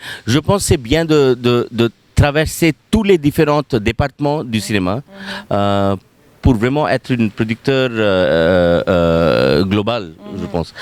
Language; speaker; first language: French; non-native, fluent; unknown